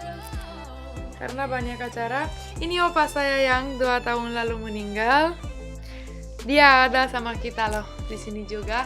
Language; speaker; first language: Indonesian; non-native, fluent; Romanian